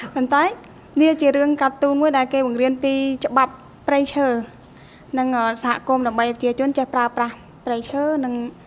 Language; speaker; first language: Khmer; native; Khmer